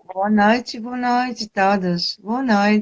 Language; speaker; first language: Portuguese; non-native, fluent; Polish